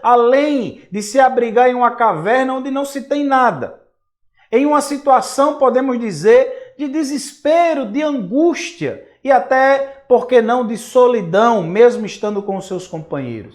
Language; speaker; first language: Portuguese; native; Portuguese